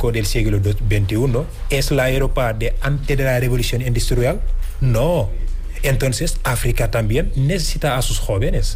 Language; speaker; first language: Spanish; non-native, fluent; Wolof